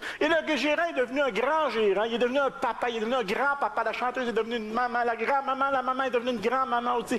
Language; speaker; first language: French; native; French